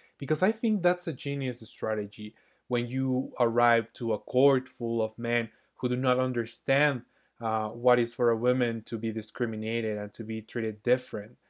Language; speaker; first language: English; non-native, fluent; Spanish